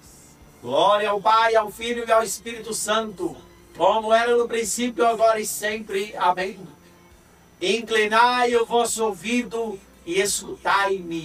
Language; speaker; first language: Portuguese; native; Portuguese